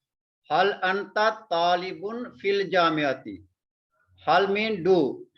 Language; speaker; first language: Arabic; non-native, fluent; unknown